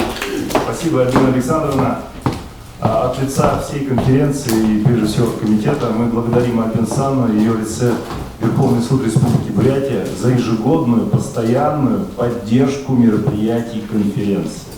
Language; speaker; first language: Russian; native; Russian